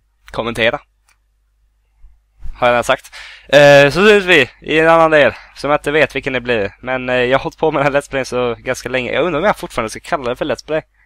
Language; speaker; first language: Swedish; native; Swedish